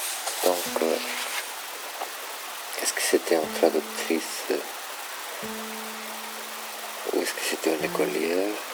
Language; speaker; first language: French; non-native, fluent; Spanish